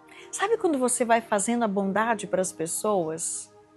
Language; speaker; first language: Portuguese; native; Portuguese